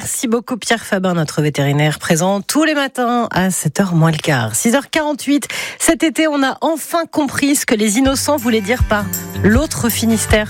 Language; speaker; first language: French; native; French